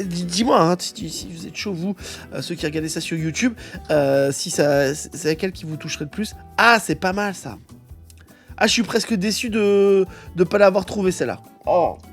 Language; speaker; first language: French; native; French